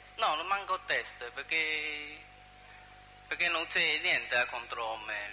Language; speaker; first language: Italian; non-native, learner; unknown